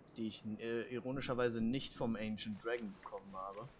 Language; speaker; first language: German; native; German